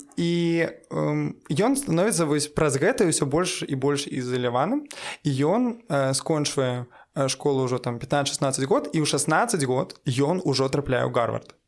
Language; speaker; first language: Belarusian; non-native, local second language; Russian